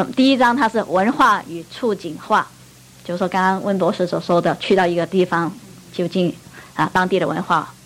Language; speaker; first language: Chinese; non-native, local second language; Cantonese